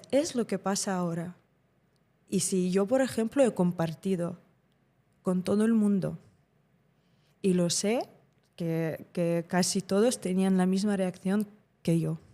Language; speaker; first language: Spanish; non-native, fluent; Ukrainian